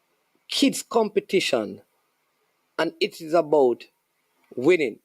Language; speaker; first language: English; non-native, local second language; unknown